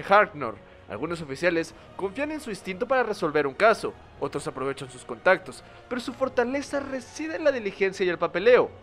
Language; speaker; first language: Spanish; native; Spanish